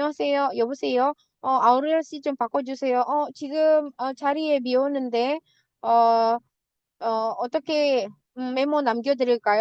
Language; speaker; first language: Korean; non-native, fluent; Indonesian